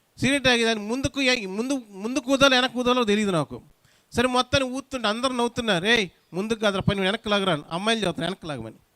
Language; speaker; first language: Telugu; non-native, local second language; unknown